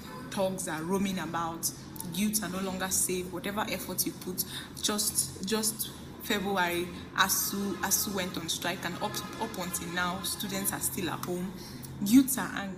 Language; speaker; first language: English; non-native, local second language; Igbo